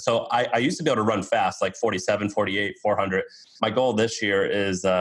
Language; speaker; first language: English; native; English